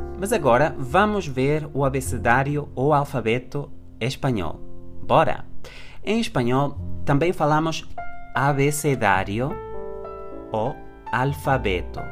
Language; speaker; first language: Portuguese; non-native, fluent; Spanish